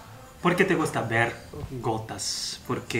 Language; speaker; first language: Spanish; non-native, fluent; Korean